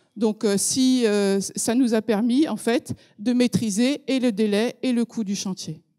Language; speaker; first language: French; native; French